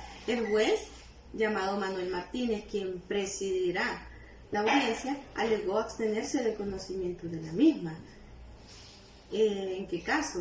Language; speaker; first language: Spanish; native; Spanish